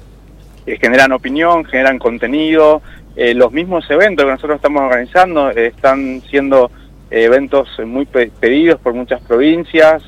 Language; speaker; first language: Spanish; native; Spanish